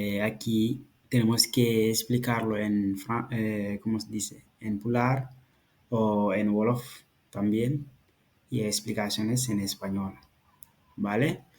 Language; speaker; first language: Spanish; non-native, fluent; Fula